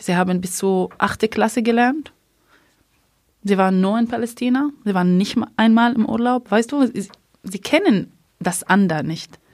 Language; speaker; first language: German; early bilingual, other home language; Arabic